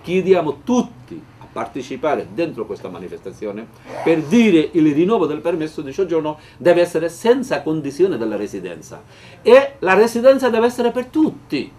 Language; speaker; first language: Italian; non-native, learner; Bangla